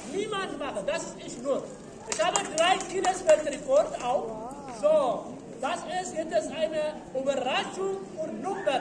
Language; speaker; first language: German; non-native, learner; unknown